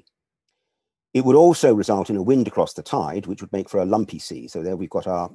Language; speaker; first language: English; native; English